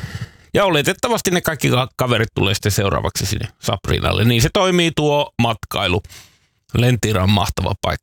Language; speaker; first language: Finnish; native; Finnish